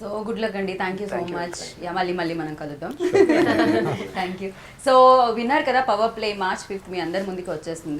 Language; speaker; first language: Telugu; native; Telugu